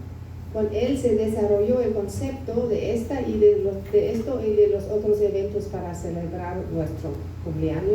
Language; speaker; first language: Spanish; non-native, fluent; German